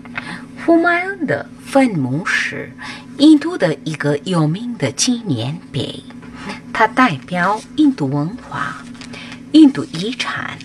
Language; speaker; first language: Chinese; non-native, fluent; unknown